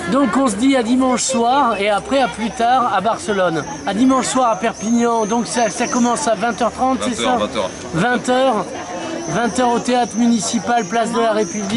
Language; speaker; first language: French; native; French